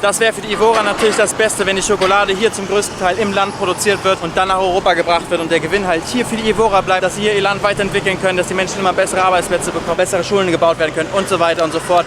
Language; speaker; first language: German; native; German